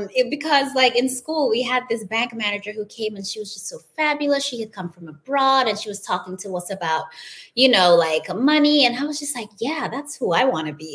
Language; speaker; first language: English; non-native, local second language; Wolof